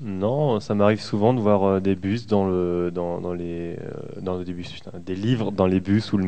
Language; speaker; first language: French; native; French